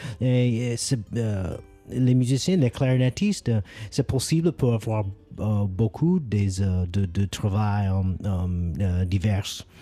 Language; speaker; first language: French; non-native, learner; English